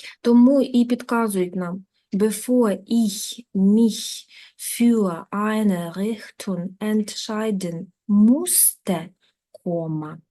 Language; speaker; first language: German; non-native, fluent; Ukrainian